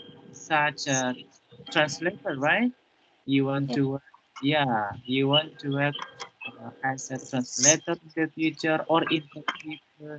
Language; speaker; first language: English; non-native, fluent; Indonesian